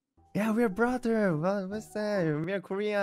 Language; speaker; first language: English; non-native, learner; Korean